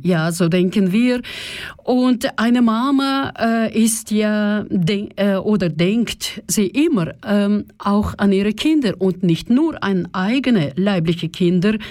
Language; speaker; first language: German; non-native, fluent; Russian